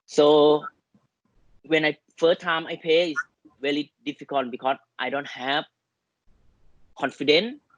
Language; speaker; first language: English; non-native, learner; Thai